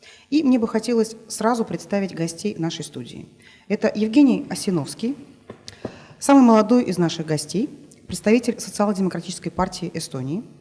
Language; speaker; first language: Russian; native; Russian